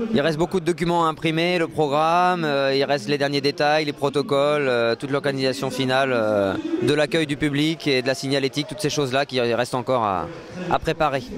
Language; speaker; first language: French; native; French